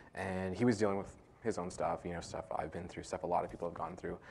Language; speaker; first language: English; native; English